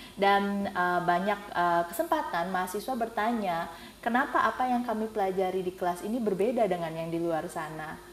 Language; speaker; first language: Indonesian; native; Indonesian